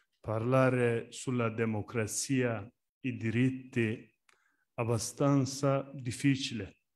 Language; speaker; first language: Italian; non-native, learner; Turkish